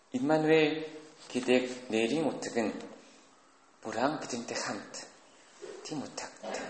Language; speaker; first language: Mongolian; non-native, fluent; Korean